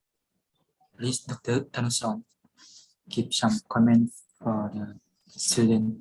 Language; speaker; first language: English; non-native, fluent; Lao